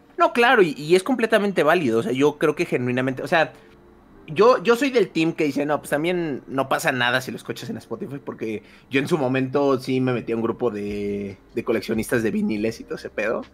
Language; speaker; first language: Spanish; native; Spanish